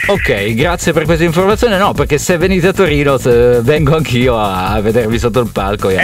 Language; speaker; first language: Italian; native; Italian